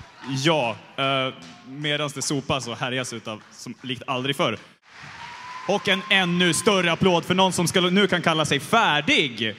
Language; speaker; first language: Swedish; native; Swedish